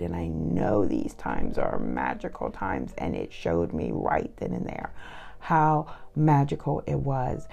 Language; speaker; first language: English; native; English